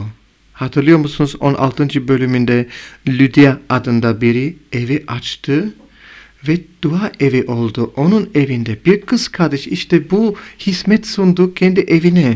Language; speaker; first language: Turkish; non-native, fluent; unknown